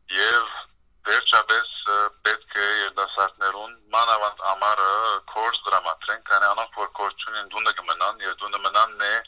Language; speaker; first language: Armenian; early bilingual, heritage; Armenian